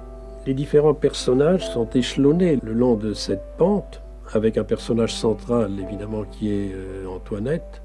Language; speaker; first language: French; native; French